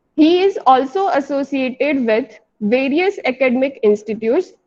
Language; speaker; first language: English; non-native, local second language; Gujarati